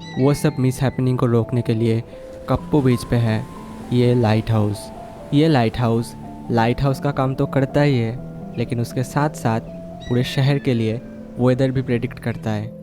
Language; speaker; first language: Hindi; non-native, local second language; Bangla